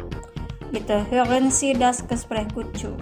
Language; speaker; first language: German; non-native, fluent; Indonesian